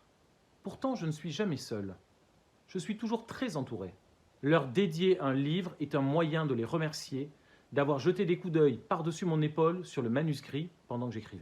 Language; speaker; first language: French; native; French